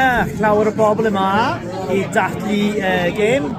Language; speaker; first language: Welsh; non-native, learner; English